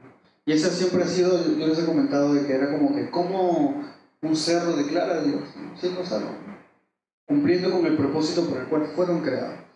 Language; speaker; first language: Spanish; native; Spanish